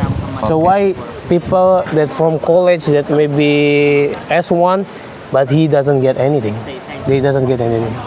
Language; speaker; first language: English; non-native, learner; Indonesian